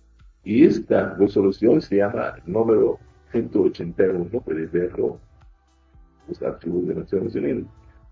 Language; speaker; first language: Spanish; non-native, fluent; Arabic